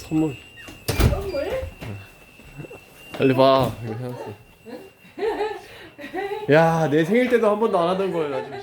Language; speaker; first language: Korean; native; Korean